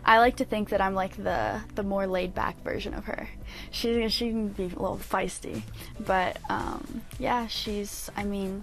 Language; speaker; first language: English; native; English